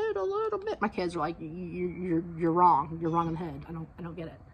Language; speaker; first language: English; native; English